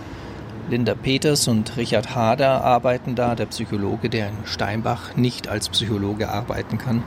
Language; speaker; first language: German; native; German